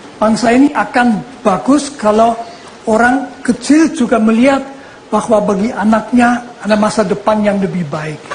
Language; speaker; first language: Indonesian; non-native, fluent; German